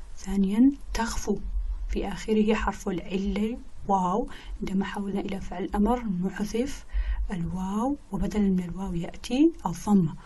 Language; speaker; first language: Arabic; non-native, local second language; Kurdish